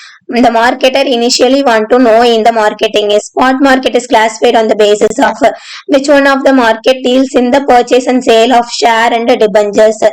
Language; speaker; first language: English; non-native, local second language; Tamil